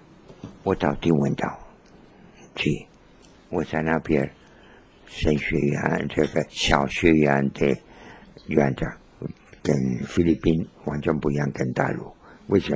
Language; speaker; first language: Chinese; non-native, learner; Spanish